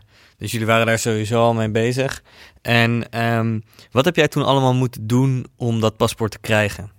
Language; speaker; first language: Dutch; native; Dutch